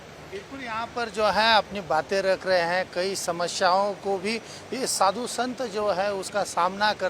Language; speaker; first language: Hindi; native; Hindi